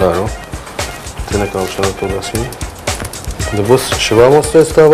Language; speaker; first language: Spanish; non-native, learner; Arabic